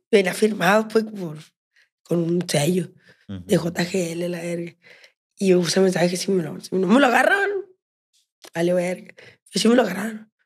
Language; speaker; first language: Spanish; native; Spanish